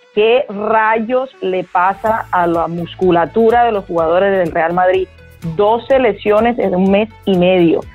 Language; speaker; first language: Spanish; native; Spanish